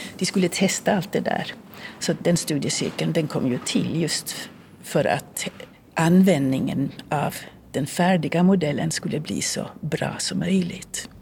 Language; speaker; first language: Swedish; early bilingual, heritage; Swedish